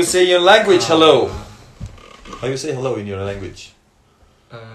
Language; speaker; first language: English; non-native, learner; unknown